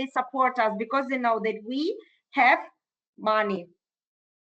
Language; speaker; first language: English; non-native, fluent; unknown